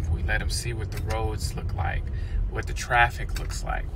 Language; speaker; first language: English; native; English